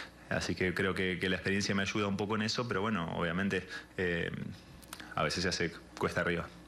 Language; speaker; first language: Spanish; native; Spanish